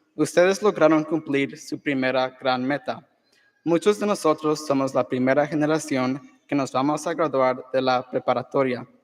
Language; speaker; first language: Spanish; early bilingual, heritage; Spanish